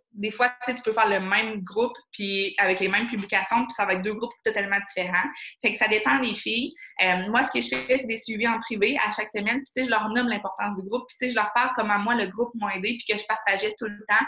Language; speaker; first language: French; native; French